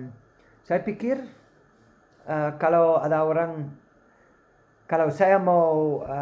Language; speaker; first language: Indonesian; non-native, learner; Dutch